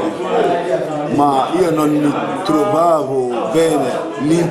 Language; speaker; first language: Italian; non-native, learner; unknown